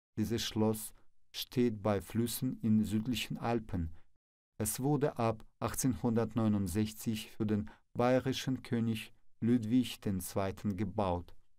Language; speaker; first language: German; non-native, fluent; Russian